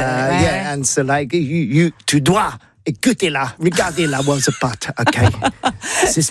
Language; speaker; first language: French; non-native, learner; English